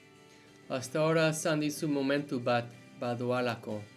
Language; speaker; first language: Basque; non-native, learner; English